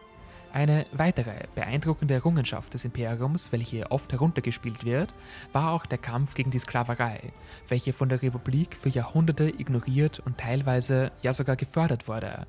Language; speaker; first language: German; native; German